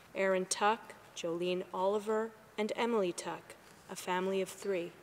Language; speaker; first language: English; native; English